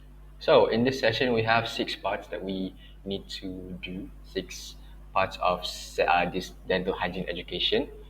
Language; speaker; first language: English; non-native, local second language; Malay